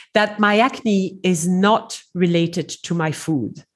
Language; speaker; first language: English; non-native, fluent; French